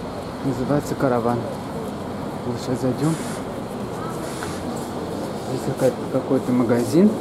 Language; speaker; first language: Russian; native; Russian